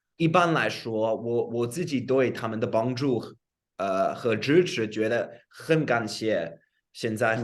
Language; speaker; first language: Chinese; non-native, fluent; English